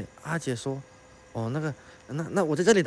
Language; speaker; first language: Chinese; native; Chinese